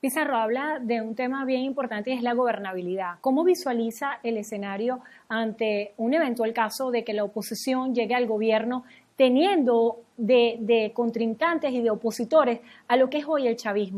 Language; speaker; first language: Spanish; native; Spanish